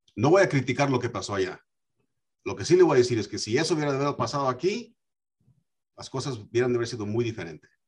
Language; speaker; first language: Spanish; early bilingual, heritage; Spanish